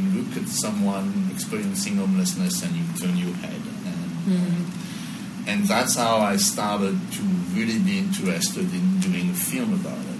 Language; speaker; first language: English; non-native, fluent; French